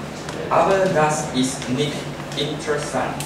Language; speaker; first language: German; non-native, learner; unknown